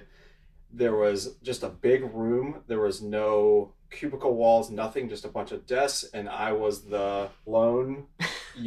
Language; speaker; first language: English; native; English